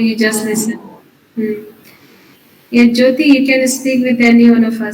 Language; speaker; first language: English; non-native, local second language; Hindi